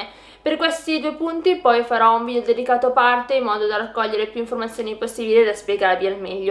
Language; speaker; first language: Italian; native; Italian